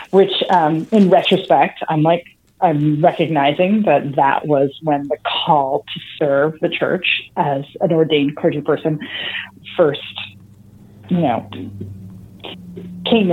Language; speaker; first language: English; native; English